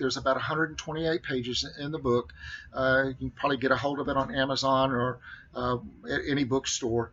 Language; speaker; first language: English; native; English